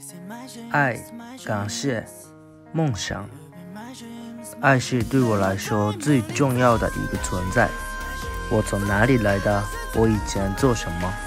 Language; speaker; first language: Chinese; non-native, fluent; Japanese